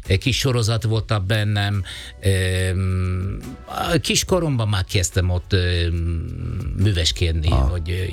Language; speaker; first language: Hungarian; non-native, learner; Italian